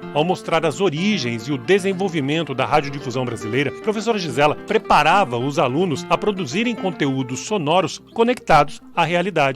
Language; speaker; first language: Portuguese; native; Portuguese